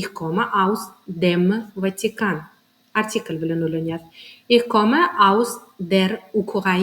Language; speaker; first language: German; non-native, fluent; Turkmen